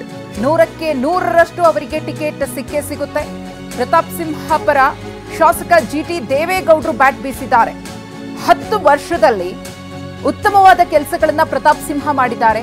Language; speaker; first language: Kannada; native; Kannada